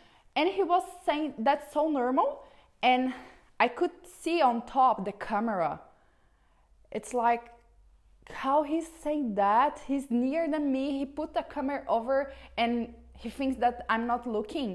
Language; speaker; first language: English; non-native, learner; Portuguese